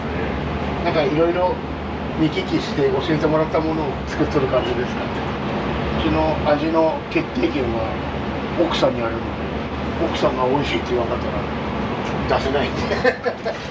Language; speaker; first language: Japanese; native; Japanese